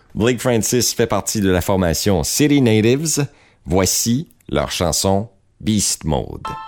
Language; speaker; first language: French; native; French